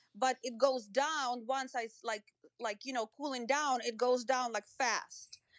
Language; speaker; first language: English; non-native, fluent; Russian